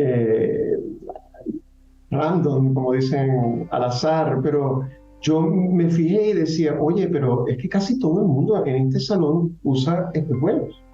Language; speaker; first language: Spanish; native; Spanish